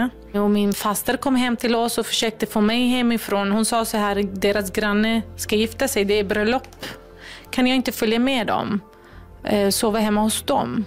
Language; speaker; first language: Swedish; non-native, fluent; Kurdish